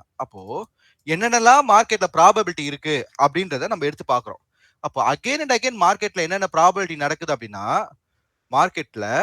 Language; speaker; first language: Tamil; native; Tamil